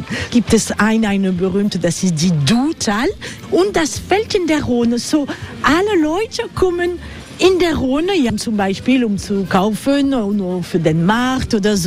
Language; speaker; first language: German; non-native, learner; French